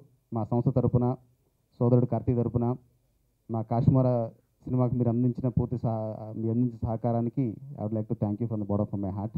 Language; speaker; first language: Telugu; native; Telugu